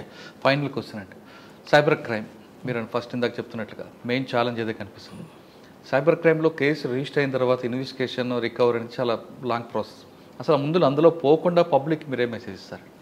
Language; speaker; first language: Telugu; native; Telugu